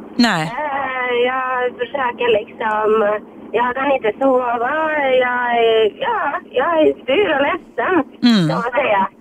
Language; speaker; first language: Swedish; non-native, fluent; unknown